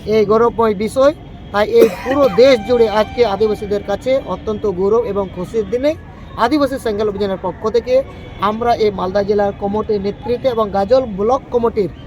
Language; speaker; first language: Bangla; non-native, local second language; Santali